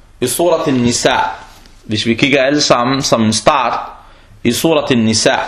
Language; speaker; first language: Danish; non-native, fluent; Arabic